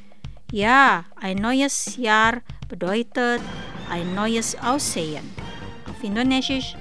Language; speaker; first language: German; non-native, fluent; Indonesian